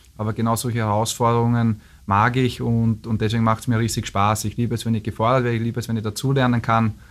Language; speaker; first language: German; native; German